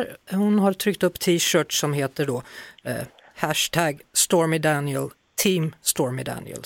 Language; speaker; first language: Swedish; native; Swedish